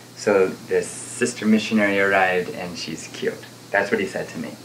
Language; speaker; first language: English; native; English